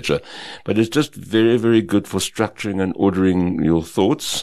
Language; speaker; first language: English; native; English